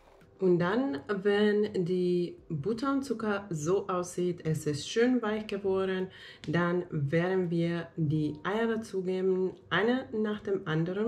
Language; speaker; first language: German; non-native, fluent; Finnish